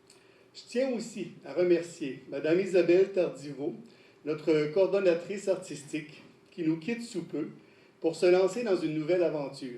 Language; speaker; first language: French; native; French